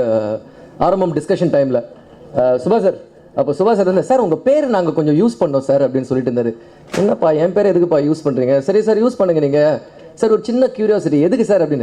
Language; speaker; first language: Tamil; native; Tamil